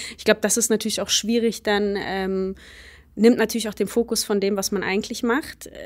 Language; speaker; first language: German; early bilingual, other home language; Polish